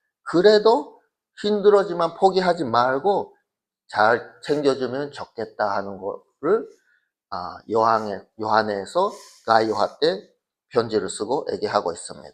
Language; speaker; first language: Korean; early bilingual, heritage; Korean